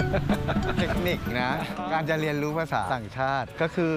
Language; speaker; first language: Thai; native; Thai